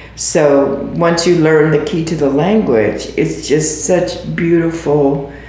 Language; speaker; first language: English; native; English